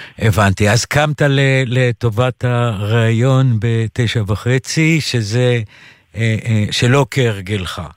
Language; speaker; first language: Hebrew; native; Hebrew